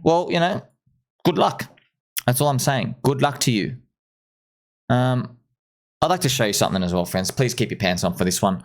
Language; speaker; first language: English; native; English